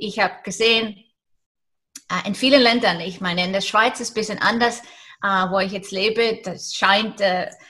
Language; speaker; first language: German; non-native, fluent; Icelandic